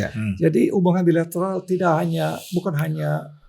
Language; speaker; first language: Indonesian; non-native, local second language; Dutch